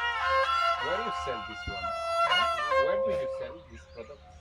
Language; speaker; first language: English; non-native, learner; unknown